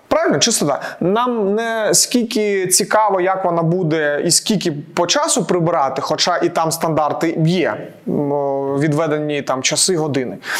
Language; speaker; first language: Ukrainian; non-native, local second language; Russian